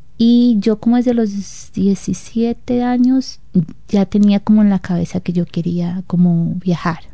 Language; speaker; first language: Spanish; native; Spanish